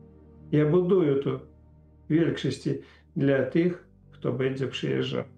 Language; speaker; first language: Polish; non-native, learner; Ukrainian